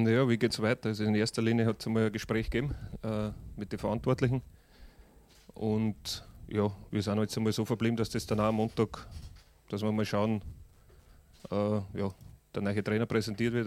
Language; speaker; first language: German; native; German